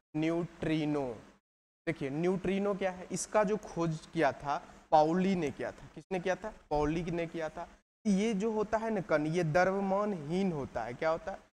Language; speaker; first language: Hindi; native; Hindi